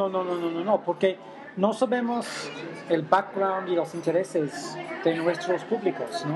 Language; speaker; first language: Spanish; non-native, fluent; English